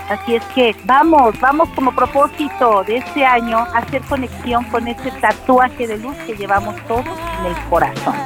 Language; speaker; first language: Spanish; native; Spanish